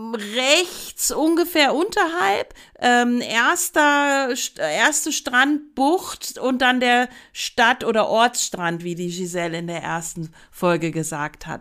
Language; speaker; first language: German; native; German